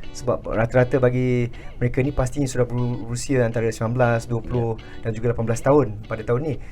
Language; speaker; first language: Malay; native; Malay